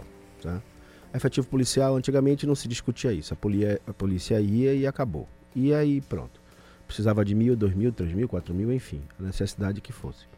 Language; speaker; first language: Portuguese; native; Portuguese